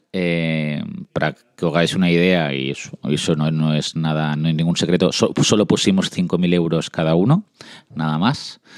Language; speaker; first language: Spanish; early bilingual, other home language; French